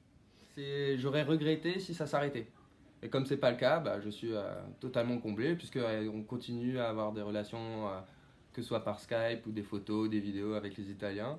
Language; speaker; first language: French; native; French